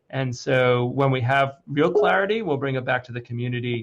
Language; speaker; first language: English; native; English